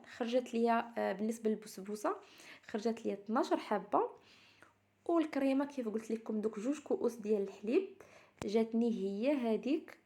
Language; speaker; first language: Arabic; native; Arabic